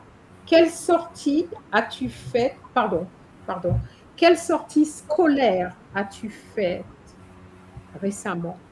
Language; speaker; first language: French; non-native, fluent; English